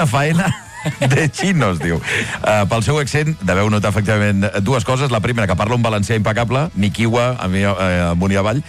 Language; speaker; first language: Catalan; native; Catalan